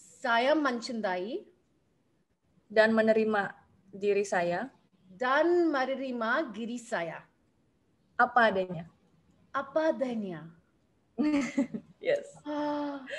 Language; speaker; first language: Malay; non-native, learner; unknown